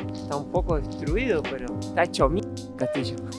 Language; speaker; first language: Spanish; native; Spanish